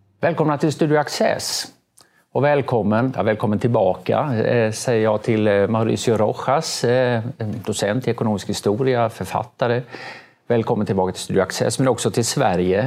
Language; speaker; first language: Swedish; native; Swedish